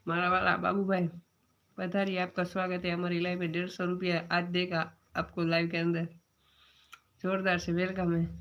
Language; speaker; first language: Hindi; non-native, local second language; Gujarati